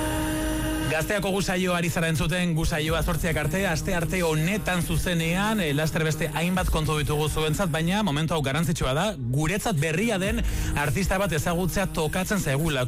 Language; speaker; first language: Basque; native; Basque